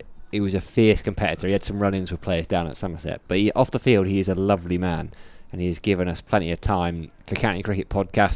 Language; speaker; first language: English; native; English